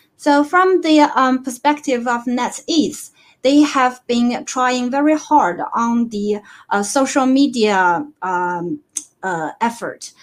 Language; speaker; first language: English; non-native, fluent; Chinese